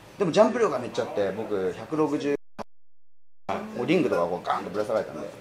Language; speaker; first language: Japanese; native; Japanese